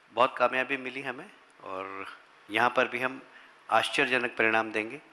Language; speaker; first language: Hindi; native; Hindi